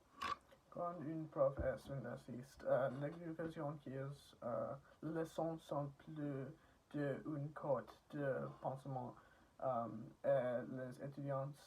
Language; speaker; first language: French; non-native, learner; English